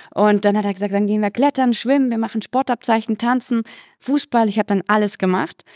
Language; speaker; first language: German; early bilingual, other home language; Russian